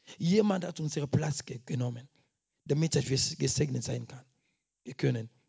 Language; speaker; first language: German; non-native, fluent; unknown